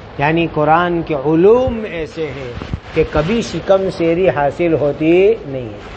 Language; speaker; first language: Urdu; non-native, local second language; Gujarati